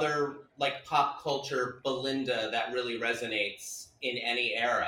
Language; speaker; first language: English; native; English